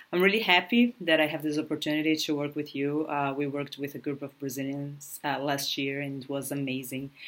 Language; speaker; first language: English; non-native, fluent; Portuguese